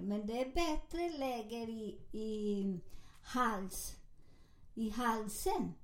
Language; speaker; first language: Swedish; non-native, learner; Spanish